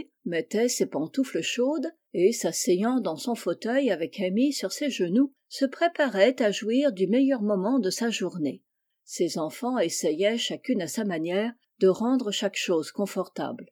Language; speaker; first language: French; native; French